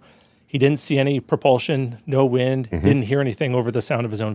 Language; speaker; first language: English; native; English